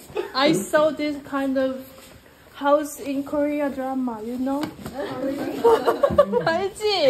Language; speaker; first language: English; non-native, learner; Korean